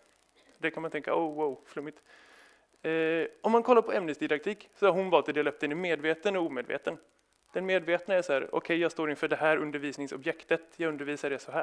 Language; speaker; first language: Swedish; native; Swedish